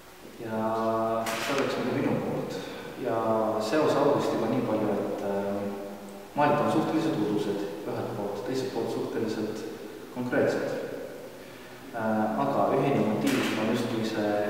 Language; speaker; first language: Estonian; native; Estonian